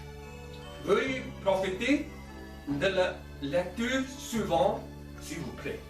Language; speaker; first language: French; non-native, learner; Chinese